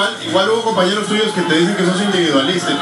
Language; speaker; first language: Spanish; native; Spanish